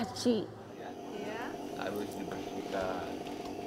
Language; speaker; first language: Indonesian; native; Indonesian